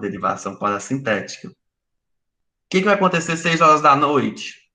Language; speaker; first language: Portuguese; native; Portuguese